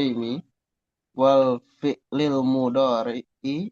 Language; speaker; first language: Arabic; non-native, learner; Indonesian